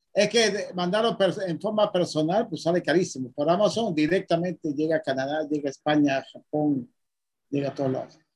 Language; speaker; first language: Spanish; native; Spanish